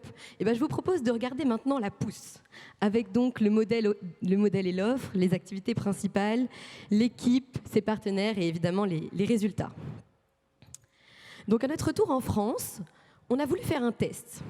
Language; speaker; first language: French; native; French